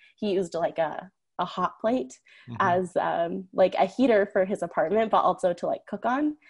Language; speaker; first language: English; early bilingual, other home language; Persian